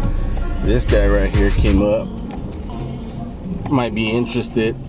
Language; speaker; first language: English; native; English